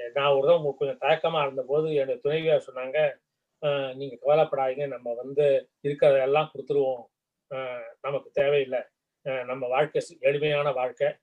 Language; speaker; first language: Tamil; native; Tamil